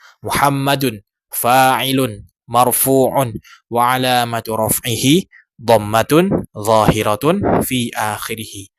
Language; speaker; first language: Arabic; non-native, fluent; Indonesian